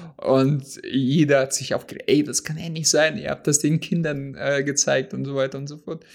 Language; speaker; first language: German; non-native, fluent; Russian